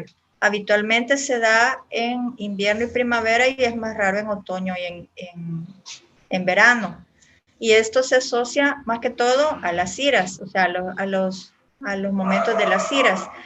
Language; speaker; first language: Spanish; native; Spanish